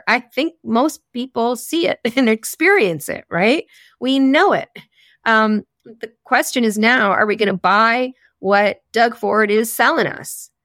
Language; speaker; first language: English; native; English